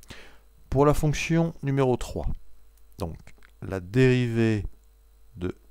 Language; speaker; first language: French; native; French